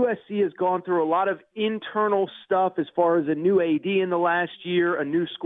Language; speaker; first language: English; native; English